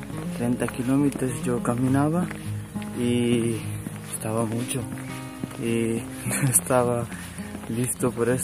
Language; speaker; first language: Spanish; non-native, learner; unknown